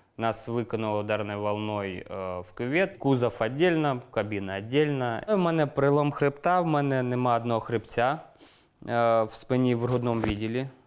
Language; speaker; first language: Ukrainian; non-native, local second language; Russian